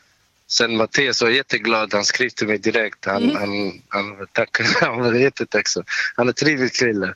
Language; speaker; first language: Swedish; non-native, learner; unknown